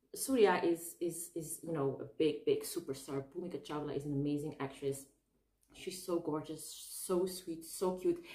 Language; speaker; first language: English; non-native, fluent; Arabic